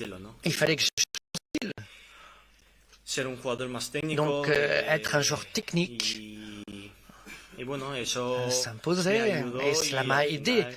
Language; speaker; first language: French; non-native, fluent; Spanish